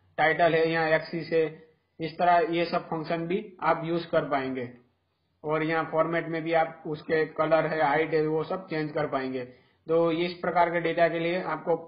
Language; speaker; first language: Hindi; non-native, local second language; Gujarati